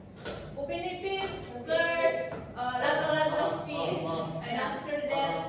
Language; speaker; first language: English; non-native, learner; Indonesian